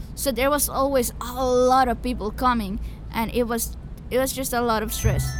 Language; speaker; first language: English; early bilingual, other home language; Spanish